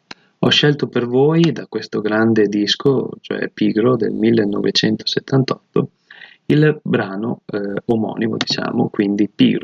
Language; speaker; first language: Italian; native; Italian